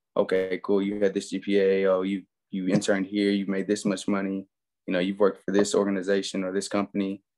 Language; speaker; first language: English; native; English